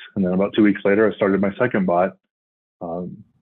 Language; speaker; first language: English; native; English